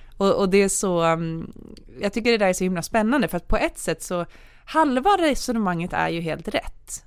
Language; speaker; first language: Swedish; native; Swedish